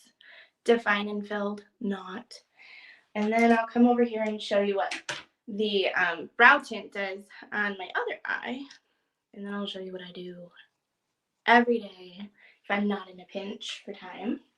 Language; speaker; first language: English; native; English